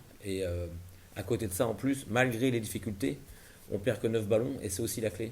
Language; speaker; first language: French; native; French